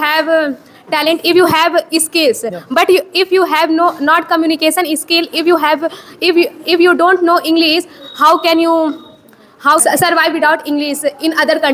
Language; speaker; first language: English; non-native, learner; Hindi